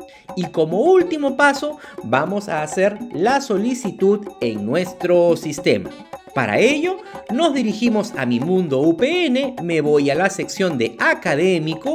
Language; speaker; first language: Spanish; native; Spanish